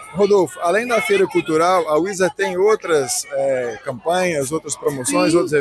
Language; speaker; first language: Portuguese; native; Portuguese